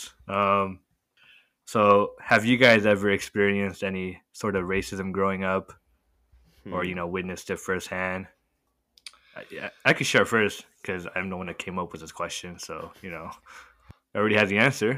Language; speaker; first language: English; native; English